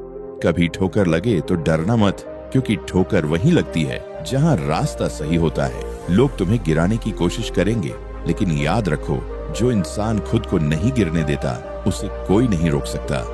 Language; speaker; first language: Hindi; native; Hindi